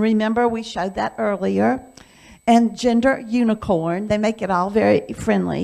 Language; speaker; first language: English; native; English